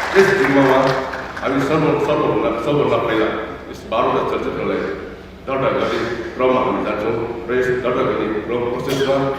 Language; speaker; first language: Nepali; non-native, local second language; Newari